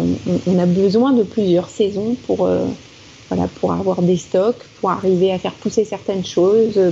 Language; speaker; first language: French; native; French